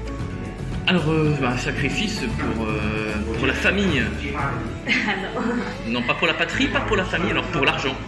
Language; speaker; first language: French; native; French